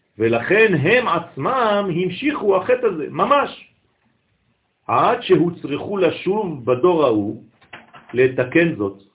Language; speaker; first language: Hebrew; non-native, fluent; French